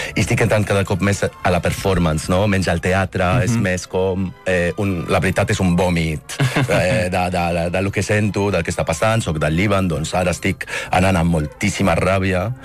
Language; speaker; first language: Catalan; non-native, fluent; Arabic